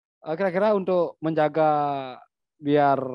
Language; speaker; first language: Indonesian; native; Indonesian